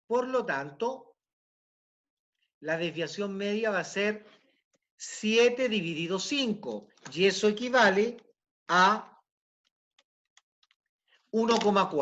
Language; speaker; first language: Spanish; native; Spanish